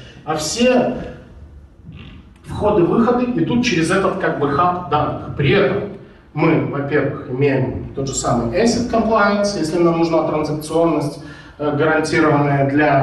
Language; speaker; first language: Russian; native; Russian